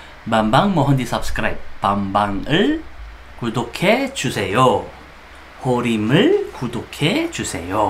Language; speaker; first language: Korean; non-native, local second language; Indonesian